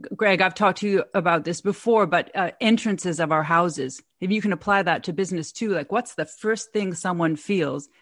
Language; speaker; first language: English; native; English